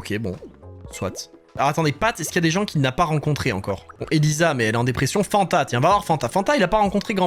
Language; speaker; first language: French; native; French